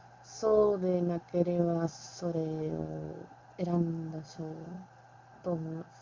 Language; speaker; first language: Japanese; non-native, learner; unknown